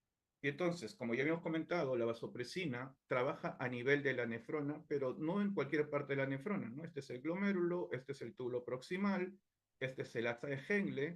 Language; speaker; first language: Spanish; native; Spanish